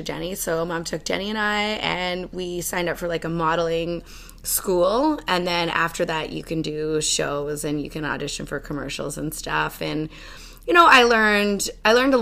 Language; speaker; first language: English; native; English